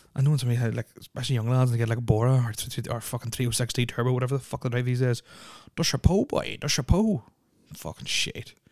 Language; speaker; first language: English; native; English